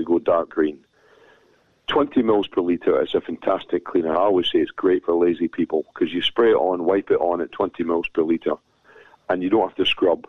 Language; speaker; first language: English; native; English